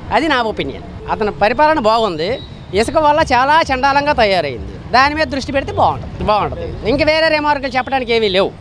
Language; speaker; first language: Telugu; native; Telugu